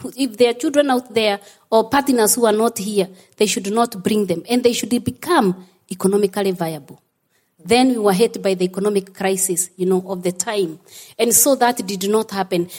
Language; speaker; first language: English; non-native, local second language; Kikuyu